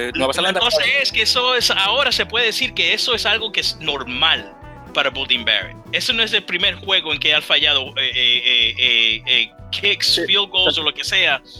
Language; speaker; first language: Spanish; early bilingual, heritage; Spanish